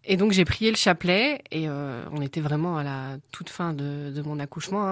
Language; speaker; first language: French; native; French